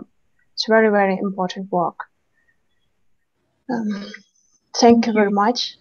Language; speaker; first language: English; non-native, learner; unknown